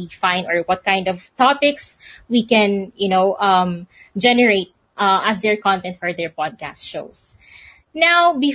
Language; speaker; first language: English; non-native, local second language; Filipino